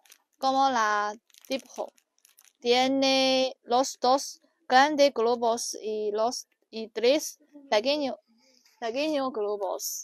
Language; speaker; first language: Spanish; non-native, learner; Chinese